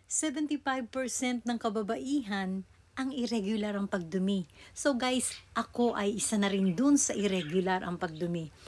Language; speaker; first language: Filipino; non-native, local second language; Cebuano